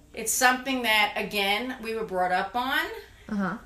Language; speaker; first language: English; native; English